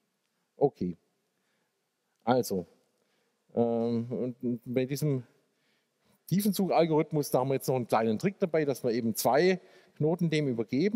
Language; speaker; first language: German; native; German